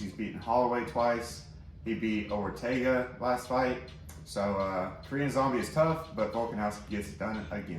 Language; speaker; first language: English; native; English